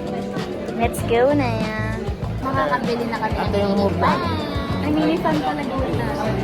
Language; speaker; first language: Filipino; native; Filipino